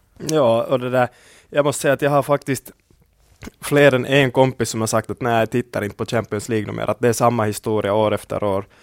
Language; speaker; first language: Swedish; native; Swedish